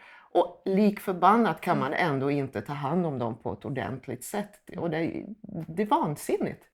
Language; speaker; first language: Swedish; native; Swedish